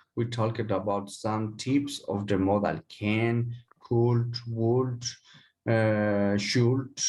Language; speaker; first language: English; non-native, learner; Spanish